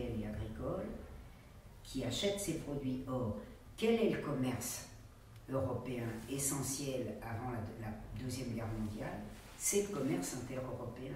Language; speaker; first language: French; native; French